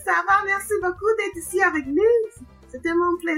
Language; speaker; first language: French; non-native, learner; English